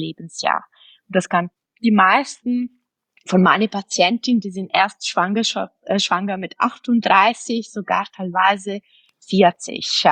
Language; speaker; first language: German; non-native, fluent; Italian